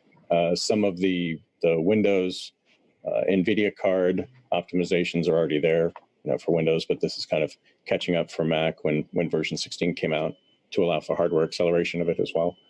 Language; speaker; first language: English; native; English